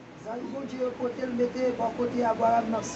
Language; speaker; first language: French; non-native, learner; Haitian Creole